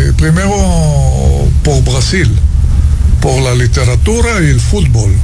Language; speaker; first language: Spanish; non-native, fluent; Hebrew